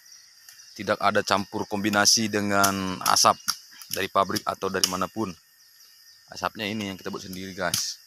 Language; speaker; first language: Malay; non-native, local second language; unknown